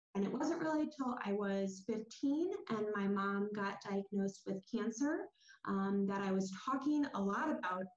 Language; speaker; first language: English; native; English